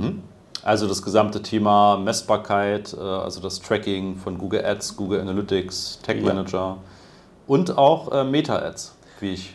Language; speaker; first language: German; native; German